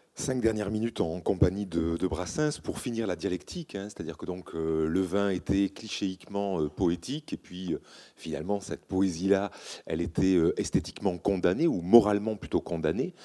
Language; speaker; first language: French; native; French